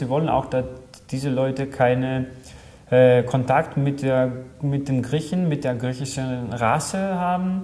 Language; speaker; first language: German; non-native, fluent; Greek